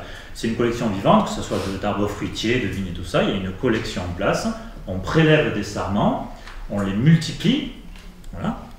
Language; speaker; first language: French; native; French